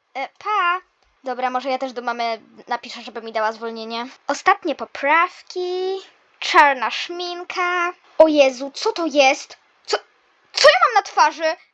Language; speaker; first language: Polish; native; Polish